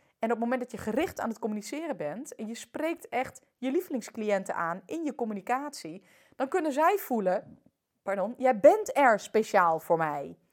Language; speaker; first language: Dutch; early bilingual, other home language; French